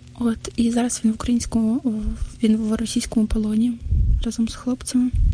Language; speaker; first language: Ukrainian; non-native, local second language; Russian